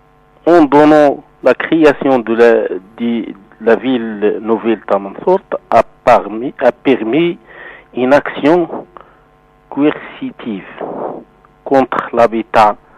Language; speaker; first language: French; non-native, local second language; Arabic